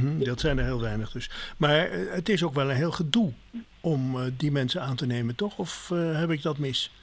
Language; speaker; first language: Dutch; native; Dutch